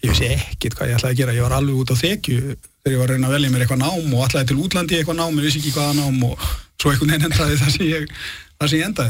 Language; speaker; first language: Icelandic; native; Icelandic